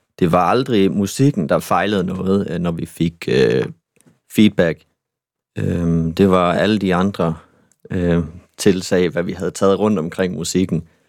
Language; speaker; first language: Danish; native; Danish